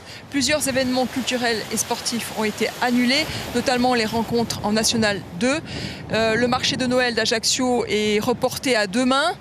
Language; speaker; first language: French; native; French